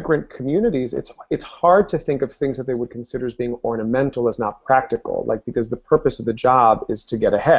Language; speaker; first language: English; early bilingual, other home language; Spanish